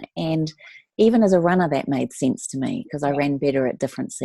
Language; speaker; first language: English; native; English